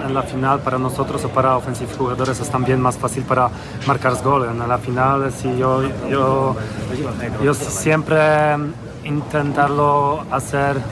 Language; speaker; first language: Spanish; non-native, fluent; Polish